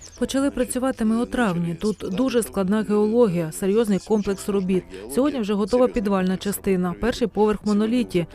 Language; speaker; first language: Ukrainian; native; Ukrainian